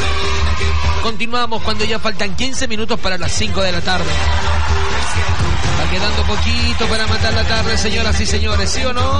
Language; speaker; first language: Spanish; native; Spanish